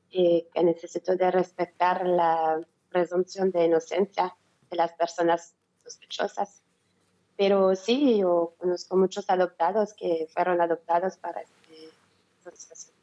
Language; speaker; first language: Spanish; non-native, learner; French